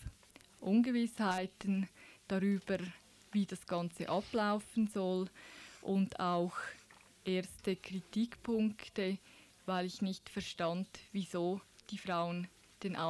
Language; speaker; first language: German; native; German